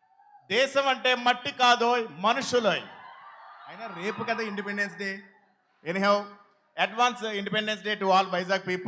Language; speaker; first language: Telugu; native; Telugu